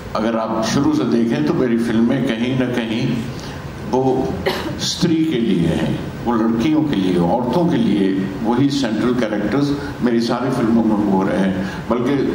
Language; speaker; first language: Hindi; native; Hindi